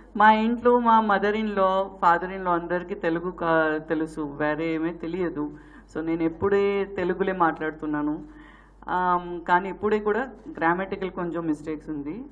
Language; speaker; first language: Telugu; non-native, learner; Gujarati